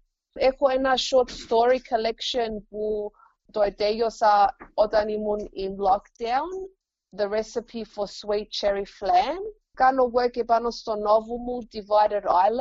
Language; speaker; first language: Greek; early bilingual, heritage; English